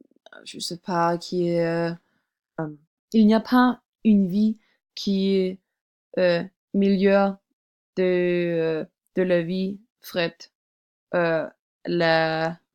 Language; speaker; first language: French; non-native, learner; English